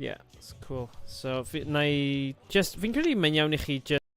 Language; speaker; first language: Welsh; non-native, local second language; English